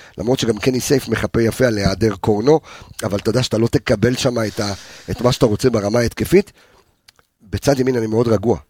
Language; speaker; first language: Hebrew; native; Hebrew